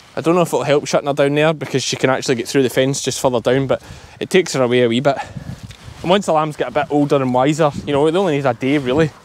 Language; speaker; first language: English; native; English